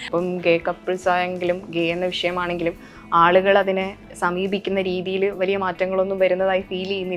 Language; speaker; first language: Malayalam; native; Malayalam